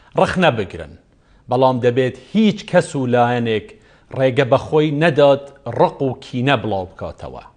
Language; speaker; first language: Central Kurdish; non-native, local second language; Kurdish